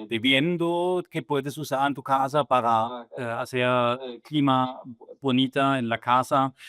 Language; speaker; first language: Spanish; non-native, fluent; German